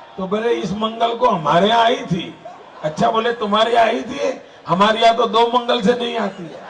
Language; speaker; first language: Hindi; non-native, local second language; Gujarati